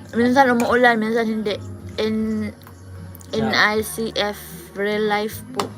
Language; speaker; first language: Filipino; non-native, local second language; Cebuano